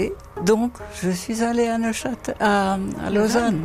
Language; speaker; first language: French; non-native, fluent; Dutch